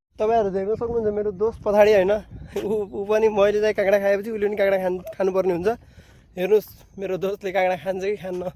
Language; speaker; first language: Nepali; native; Nepali